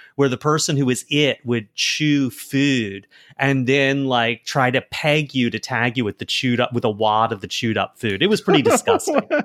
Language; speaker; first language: English; native; English